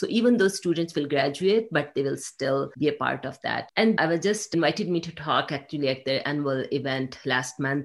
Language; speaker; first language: English; non-native, local second language; Urdu